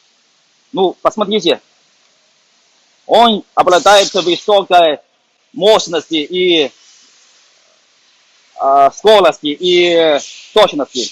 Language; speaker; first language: Russian; non-native, fluent; Chinese